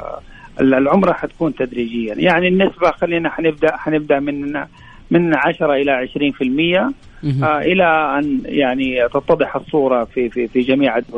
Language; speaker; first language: Arabic; native; Arabic